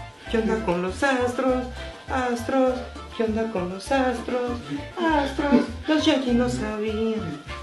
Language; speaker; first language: Spanish; native; Spanish